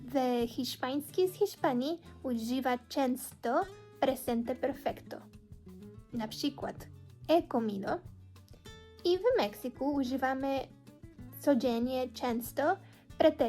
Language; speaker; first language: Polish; non-native, learner; Spanish